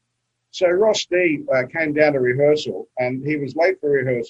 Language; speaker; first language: English; native; English